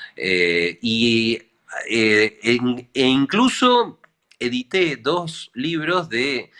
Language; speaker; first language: Spanish; native; Spanish